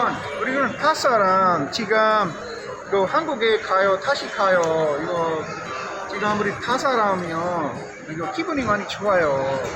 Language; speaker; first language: Korean; non-native, learner; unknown